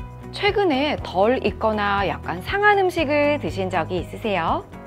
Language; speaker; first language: Korean; native; Korean